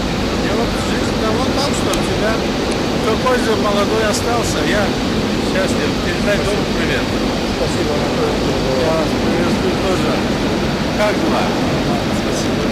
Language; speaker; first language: Russian; non-native, local second language; Turkmen